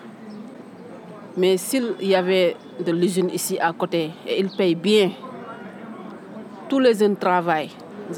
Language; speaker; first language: French; non-native, local second language; Fula